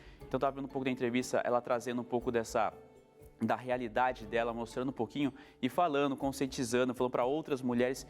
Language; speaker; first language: Portuguese; native; Portuguese